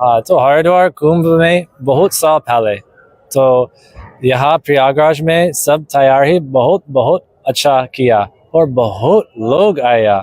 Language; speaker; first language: Hindi; non-native, learner; English